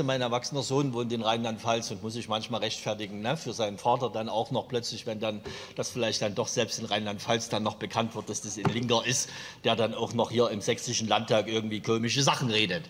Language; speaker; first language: German; native; German